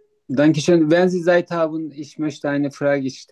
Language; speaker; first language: German; non-native, learner; Turkish